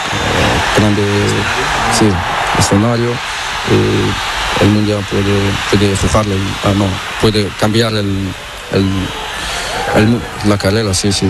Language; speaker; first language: Spanish; non-native, learner; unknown